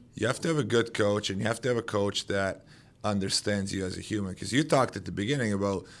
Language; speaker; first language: English; non-native, fluent; Romanian